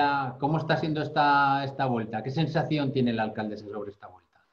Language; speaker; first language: Spanish; native; Spanish